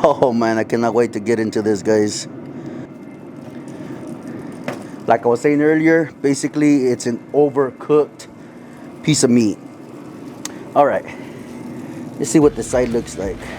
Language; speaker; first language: English; native; English